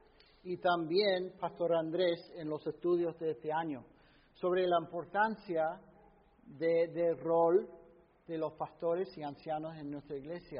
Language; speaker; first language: Spanish; non-native, fluent; English